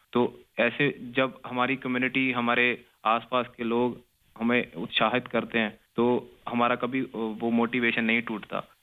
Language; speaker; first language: Hindi; non-native, local second language; Punjabi